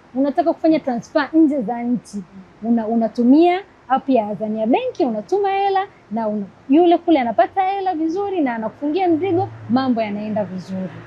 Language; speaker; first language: Swahili; native; Swahili